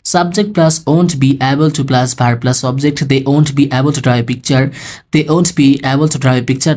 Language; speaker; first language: English; non-native, learner; Bangla